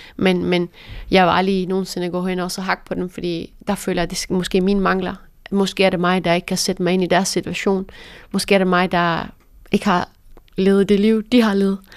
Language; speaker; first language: Danish; early bilingual, other home language; Persian